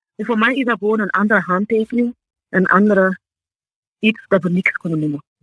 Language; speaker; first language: Dutch; non-native, fluent; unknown